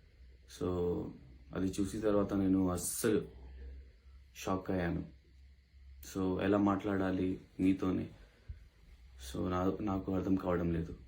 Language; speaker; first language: Telugu; non-native, learner; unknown